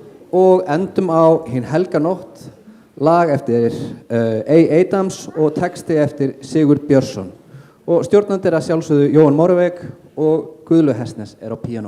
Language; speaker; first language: Icelandic; native; Icelandic